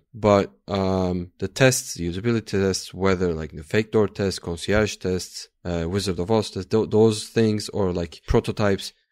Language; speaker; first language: English; non-native, fluent; Turkish